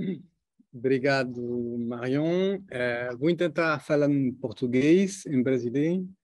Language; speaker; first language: Portuguese; non-native, fluent; French